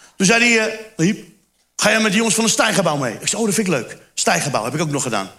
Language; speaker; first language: Dutch; early bilingual, other home language; Turkish